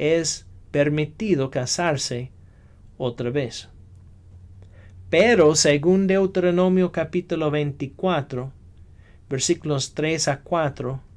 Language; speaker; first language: Spanish; non-native, fluent; English